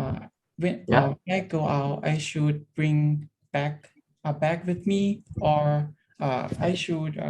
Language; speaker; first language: English; non-native, learner; Thai